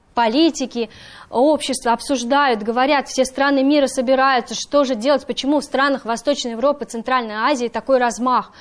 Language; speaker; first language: Russian; native; Russian